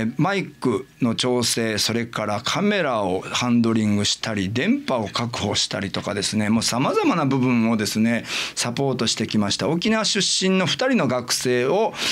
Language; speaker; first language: Japanese; native; Japanese